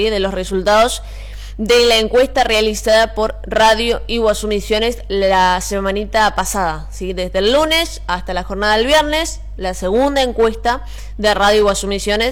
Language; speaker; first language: Spanish; native; Spanish